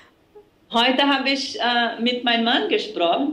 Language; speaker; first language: German; non-native, fluent; Portuguese